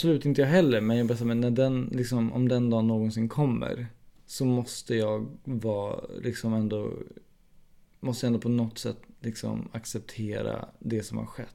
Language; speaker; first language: Swedish; native; Swedish